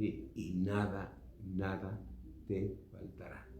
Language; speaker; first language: Spanish; native; Spanish